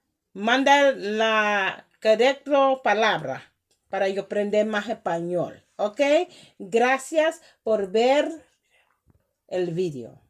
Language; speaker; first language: Spanish; non-native, learner; English